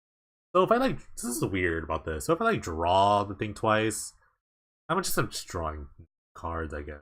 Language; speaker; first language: English; native; English